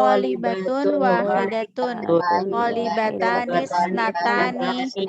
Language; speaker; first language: Arabic; non-native, learner; Indonesian